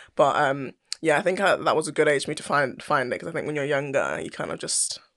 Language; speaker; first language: English; native; English